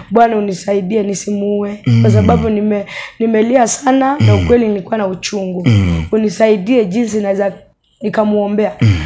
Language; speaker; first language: Swahili; non-native, local second language; Luo (Kenya and Tanzania)